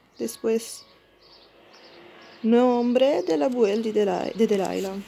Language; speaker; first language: Spanish; non-native, learner; Italian